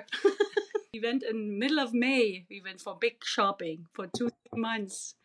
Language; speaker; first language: English; non-native, fluent; German